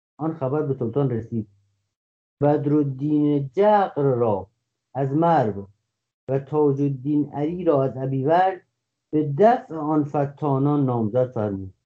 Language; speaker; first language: Persian; non-native, local second language; Kurdish